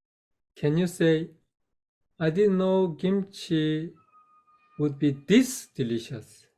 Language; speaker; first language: English; non-native, fluent; Korean